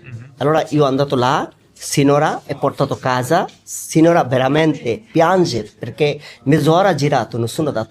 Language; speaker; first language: Italian; non-native, learner; Bangla